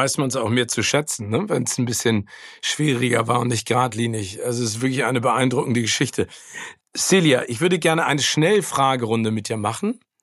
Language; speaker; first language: German; native; German